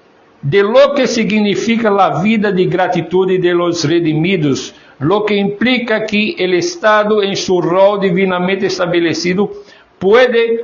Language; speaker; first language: Spanish; non-native, learner; Portuguese